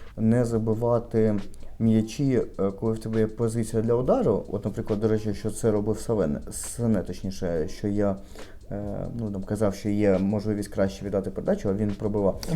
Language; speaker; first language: Ukrainian; non-native, local second language; Russian